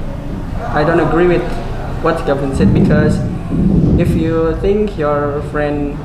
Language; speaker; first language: English; non-native, learner; Indonesian